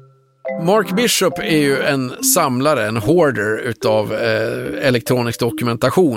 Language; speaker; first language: Swedish; native; Swedish